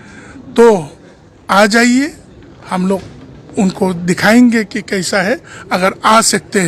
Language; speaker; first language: Hindi; non-native, local second language; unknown